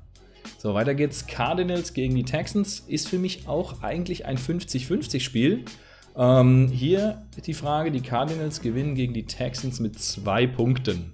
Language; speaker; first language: German; native; German